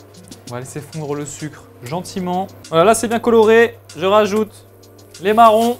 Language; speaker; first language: French; native; French